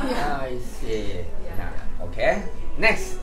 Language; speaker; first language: English; non-native, learner; Thai